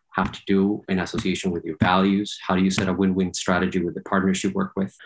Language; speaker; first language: English; non-native, fluent; Spanish